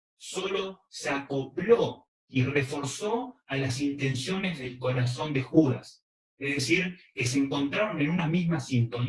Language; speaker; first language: Spanish; early bilingual, other home language; Korean